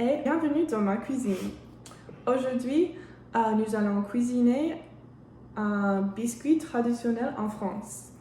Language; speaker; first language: French; non-native, learner; English